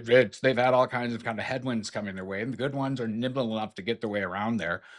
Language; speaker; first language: English; native; English